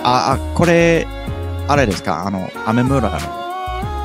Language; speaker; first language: Japanese; non-native, fluent; English